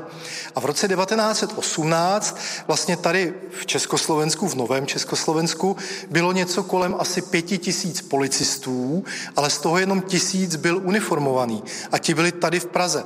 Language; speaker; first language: Czech; native; Czech